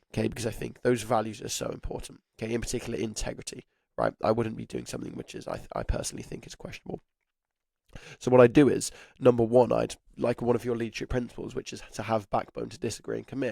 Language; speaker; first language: English; native; English